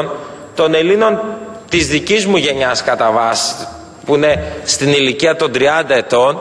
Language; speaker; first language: Greek; native; Greek